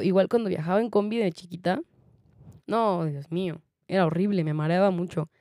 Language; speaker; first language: Spanish; native; Spanish